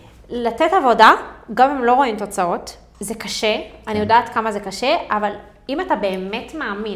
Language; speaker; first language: Hebrew; native; Hebrew